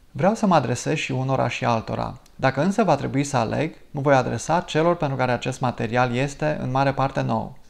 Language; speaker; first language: Romanian; non-native, fluent; English